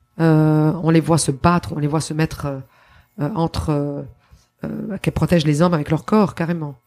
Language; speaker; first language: French; non-native, local second language; Arabic